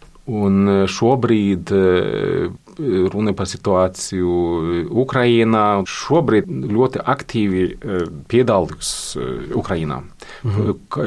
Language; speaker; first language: Latvian; non-native, learner; Swedish